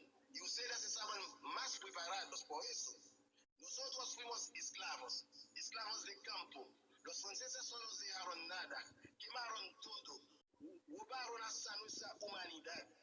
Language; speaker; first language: Spanish; non-native, fluent; Haitian Creole